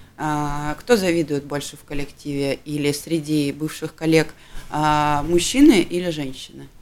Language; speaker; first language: Russian; native; Russian